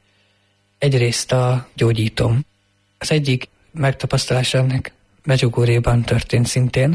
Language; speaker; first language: Hungarian; native; Hungarian